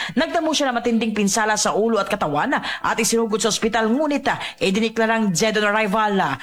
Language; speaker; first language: Filipino; non-native, local second language; Cebuano